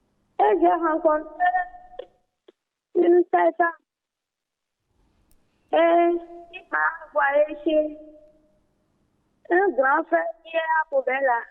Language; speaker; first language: French; non-native, learner; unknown